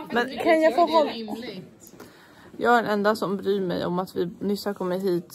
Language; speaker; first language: Swedish; native; Swedish